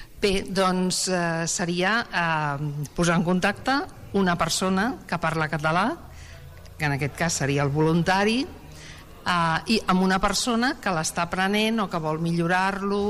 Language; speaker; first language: Catalan; native; Catalan